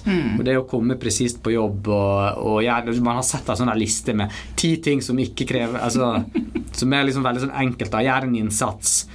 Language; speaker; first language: Norwegian; native; Norwegian